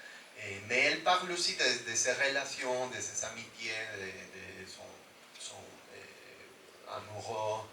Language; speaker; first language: French; non-native, fluent; Spanish